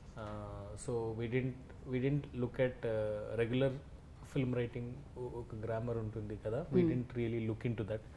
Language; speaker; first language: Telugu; non-native, learner; Tamil